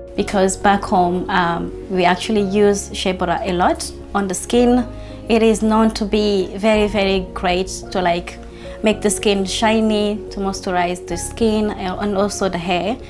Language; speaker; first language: English; non-native, fluent; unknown